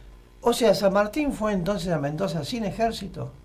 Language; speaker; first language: Spanish; native; Spanish